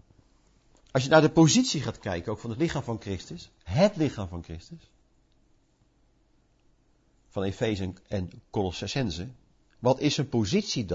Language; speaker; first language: Dutch; native; Dutch